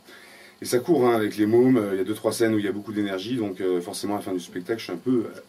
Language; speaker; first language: French; native; French